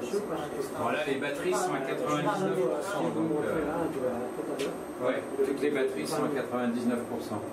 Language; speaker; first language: French; native; French